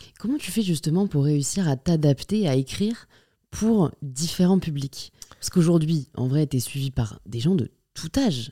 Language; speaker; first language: French; native; French